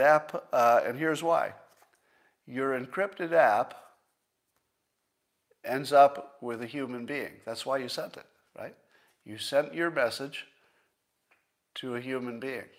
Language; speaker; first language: English; native; English